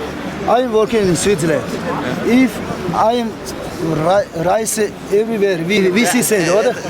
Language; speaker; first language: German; non-native, learner; Tibetan